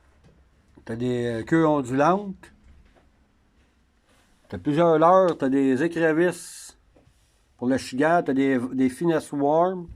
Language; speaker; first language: French; native; French